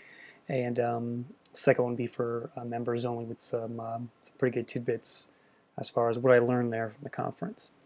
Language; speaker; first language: English; native; English